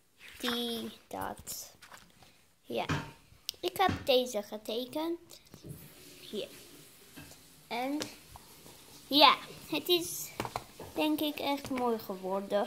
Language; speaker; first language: Dutch; early bilingual, other home language; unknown